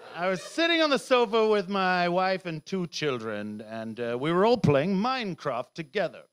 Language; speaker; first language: English; native; English